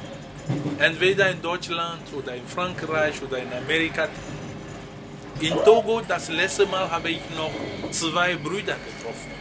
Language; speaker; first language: German; non-native, fluent; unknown